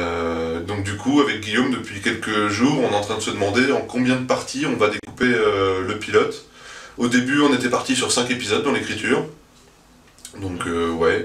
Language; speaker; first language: French; native; French